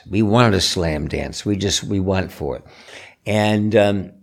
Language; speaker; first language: English; native; English